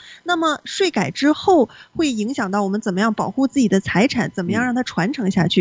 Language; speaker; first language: Chinese; native; Chinese